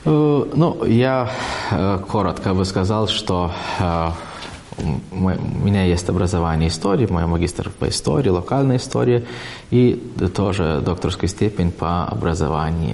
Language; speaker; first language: Russian; non-native, fluent; Lithuanian